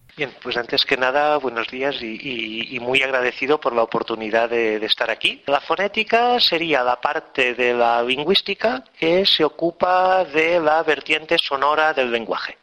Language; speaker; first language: Spanish; non-native, local second language; Catalan